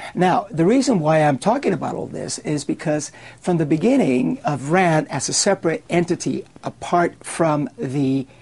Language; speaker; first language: English; non-native, fluent; Spanish